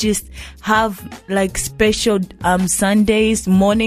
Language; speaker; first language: English; non-native, local second language; Rundi